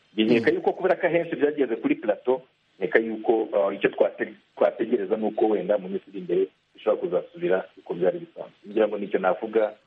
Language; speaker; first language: Kinyarwanda; native; Kinyarwanda